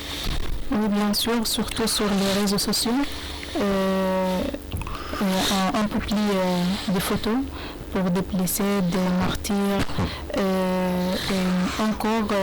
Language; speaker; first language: French; non-native, learner; Arabic